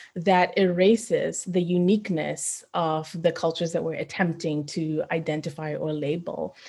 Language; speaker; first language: English; non-native, local second language; Shona